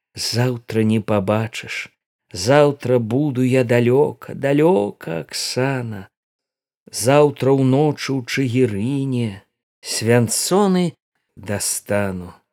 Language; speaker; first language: Belarusian; native; Belarusian